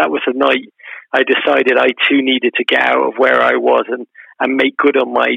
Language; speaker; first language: English; native; English